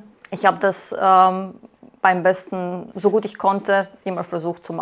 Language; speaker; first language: German; non-native, fluent; Romanian